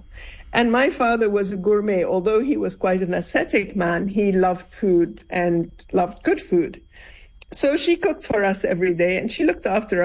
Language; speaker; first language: English; non-native, fluent; Arabic